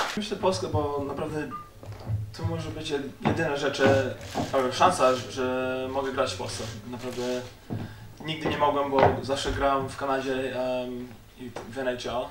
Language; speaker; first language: Polish; early bilingual, heritage; Polish